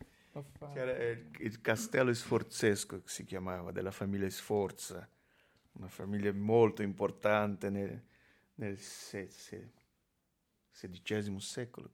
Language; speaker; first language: Italian; non-native, fluent; Portuguese